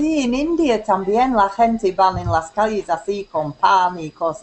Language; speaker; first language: Spanish; non-native, learner; English